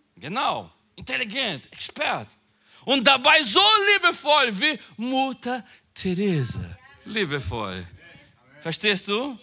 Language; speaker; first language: German; non-native, learner; Portuguese